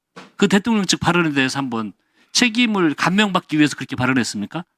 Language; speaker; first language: Korean; native; Korean